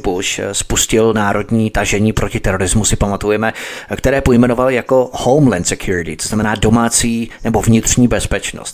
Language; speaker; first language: Czech; native; Czech